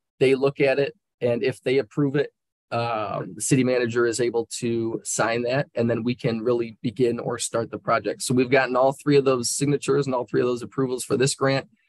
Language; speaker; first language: English; native; English